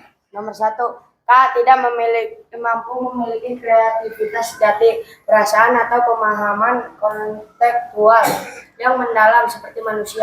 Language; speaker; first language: Indonesian; native; Indonesian